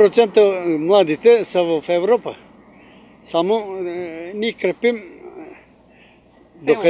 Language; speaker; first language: Bulgarian; non-native, local second language; Turkish